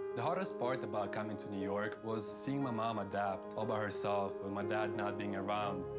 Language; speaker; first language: English; early bilingual, other home language; Ukrainian